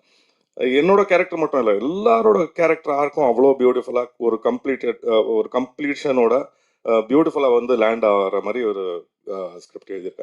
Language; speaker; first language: Tamil; native; Tamil